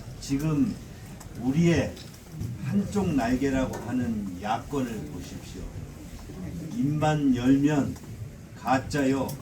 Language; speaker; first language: Korean; native; Korean